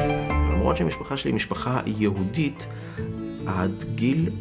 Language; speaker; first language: Hebrew; non-native, fluent; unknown